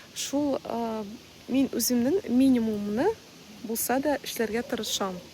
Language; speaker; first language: Tatar; non-native, local second language; Russian